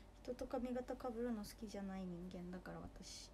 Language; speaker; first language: Japanese; native; Japanese